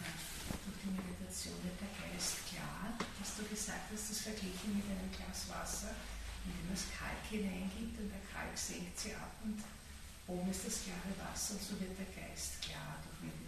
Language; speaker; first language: German; native; German